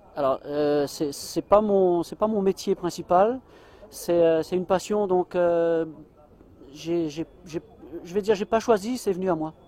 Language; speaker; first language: French; native; French